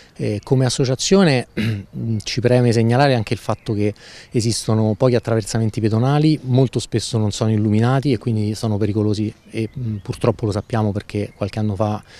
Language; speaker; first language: Italian; native; Italian